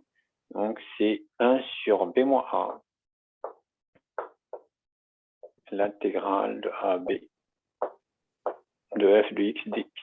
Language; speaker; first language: French; native; French